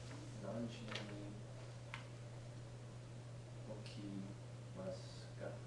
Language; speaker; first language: Japanese; non-native, learner; English